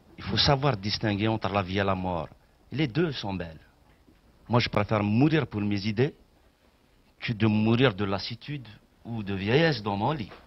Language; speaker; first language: French; native; French